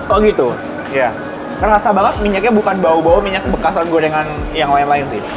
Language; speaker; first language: Indonesian; native; Indonesian